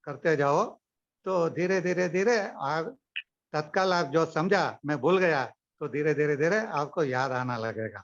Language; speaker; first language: Hindi; non-native, local second language; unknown